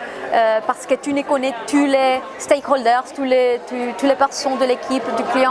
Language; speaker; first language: French; non-native, fluent; Spanish